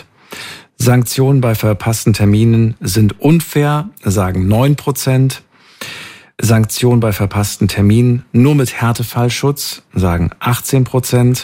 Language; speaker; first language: German; native; German